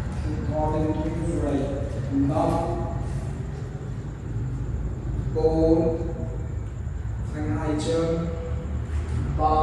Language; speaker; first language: Vietnamese; non-native, learner; Hindi